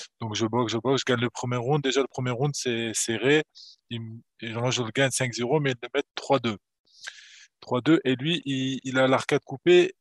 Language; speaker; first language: French; early bilingual, other home language; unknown